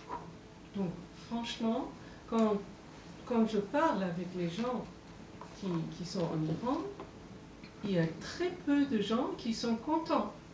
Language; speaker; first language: French; non-native, fluent; Persian